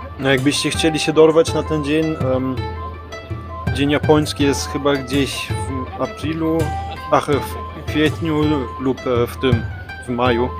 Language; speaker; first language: Polish; early bilingual, heritage; Polish